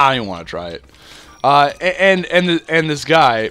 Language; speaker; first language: English; native; English